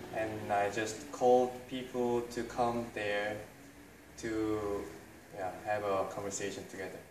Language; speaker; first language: English; non-native, fluent; Korean